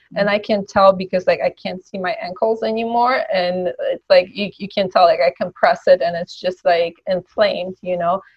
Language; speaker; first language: English; early bilingual, other home language; Polish